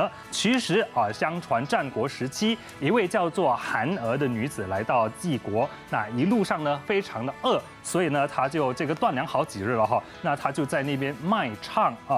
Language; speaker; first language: Chinese; native; Chinese